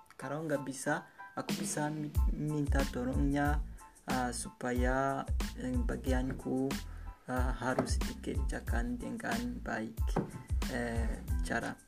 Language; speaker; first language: Indonesian; non-native, learner; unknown